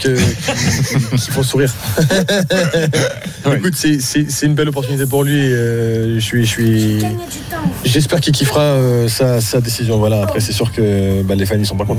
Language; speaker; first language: French; native; French